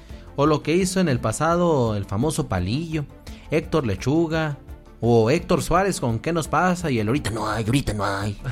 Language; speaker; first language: Spanish; native; Spanish